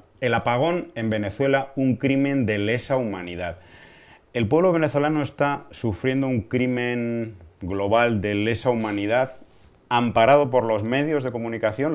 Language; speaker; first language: Spanish; native; Spanish